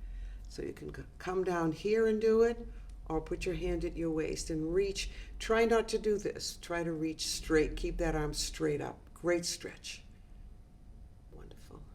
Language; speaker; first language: English; native; English